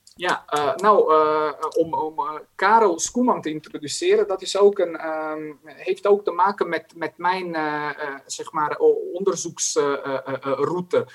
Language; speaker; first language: Dutch; non-native, fluent; Croatian